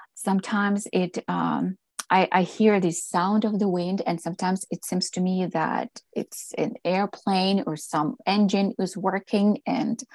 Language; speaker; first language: English; non-native, fluent; Ukrainian